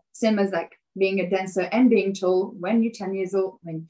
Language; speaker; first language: English; non-native, fluent; French